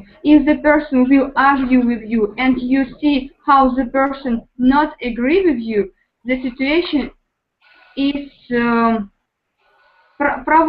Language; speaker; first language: English; non-native, learner; Russian